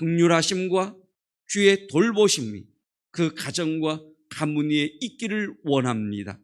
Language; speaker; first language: Korean; native; Korean